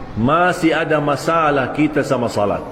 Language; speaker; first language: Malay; non-native, fluent; Arabic